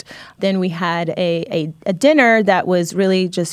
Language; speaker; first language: English; native; English